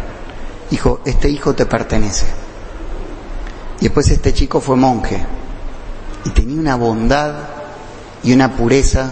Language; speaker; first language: Spanish; native; Spanish